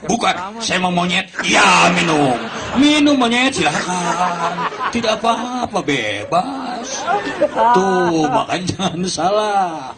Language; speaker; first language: Indonesian; non-native, local second language; Sundanese